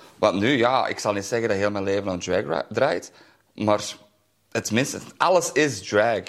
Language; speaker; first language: Dutch; native; Dutch